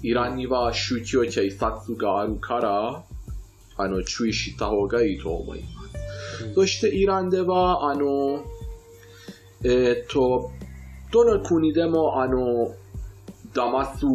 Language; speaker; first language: Japanese; non-native, fluent; Persian